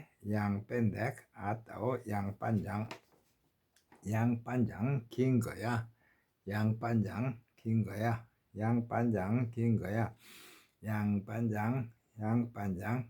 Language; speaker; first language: Indonesian; non-native, learner; Korean